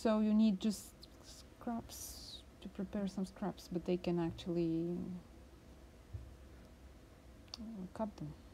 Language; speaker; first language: English; non-native, fluent; Bulgarian